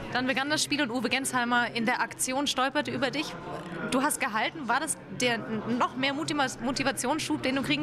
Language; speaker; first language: German; native; German